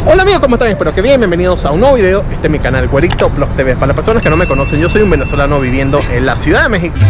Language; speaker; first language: Spanish; native; Spanish